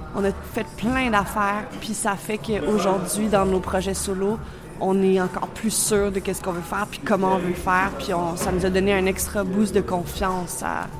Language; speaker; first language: French; native; French